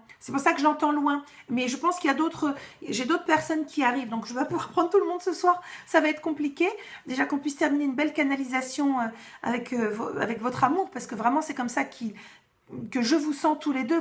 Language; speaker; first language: French; native; French